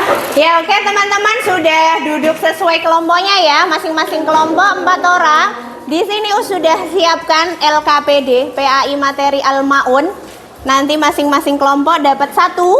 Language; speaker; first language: Indonesian; native; Indonesian